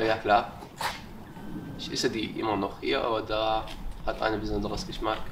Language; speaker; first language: German; non-native, learner; Arabic